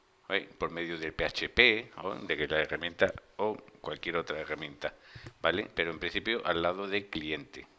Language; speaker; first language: Spanish; native; Spanish